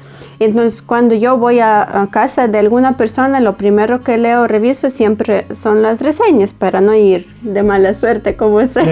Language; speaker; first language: Spanish; non-native, fluent; Ukrainian